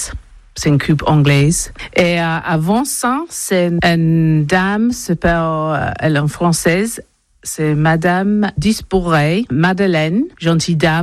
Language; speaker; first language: French; non-native, learner; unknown